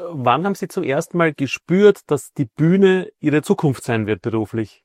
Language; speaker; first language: German; native; German